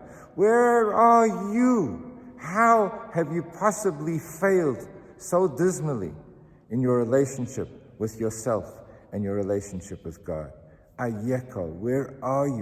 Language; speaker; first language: English; native; English